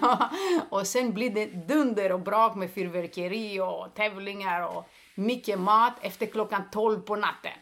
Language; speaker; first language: Swedish; non-native, fluent; Greek